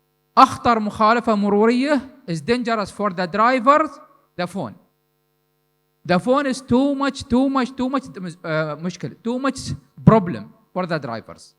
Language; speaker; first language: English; non-native, learner; Arabic